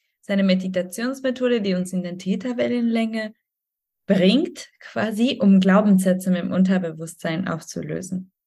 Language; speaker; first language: German; non-native, fluent; Spanish